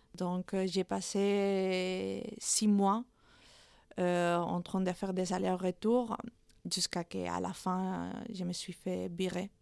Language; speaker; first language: French; non-native, fluent; Spanish